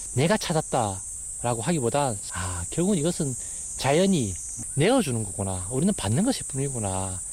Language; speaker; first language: Korean; native; Korean